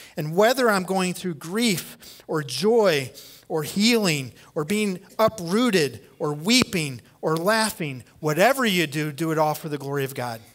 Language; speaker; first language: English; native; English